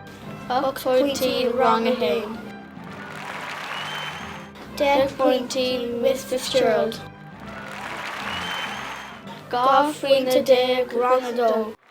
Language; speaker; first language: Irish; non-native, local second language; English